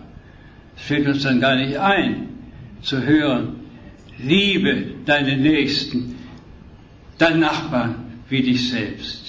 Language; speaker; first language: German; native; German